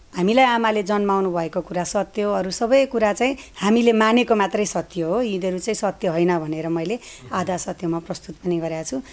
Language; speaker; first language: Nepali; native; Nepali